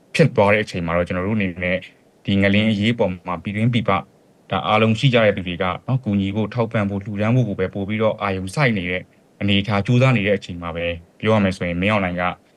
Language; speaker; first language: Burmese; native; Burmese